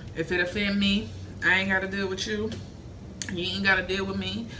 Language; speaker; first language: English; native; English